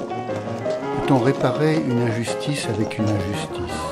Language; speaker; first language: French; native; French